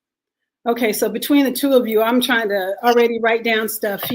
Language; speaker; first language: English; native; English